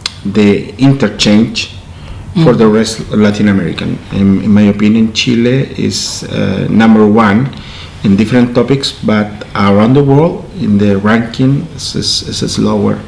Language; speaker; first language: English; non-native, learner; Spanish